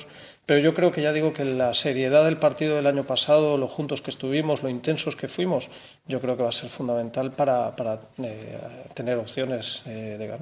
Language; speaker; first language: Spanish; native; Spanish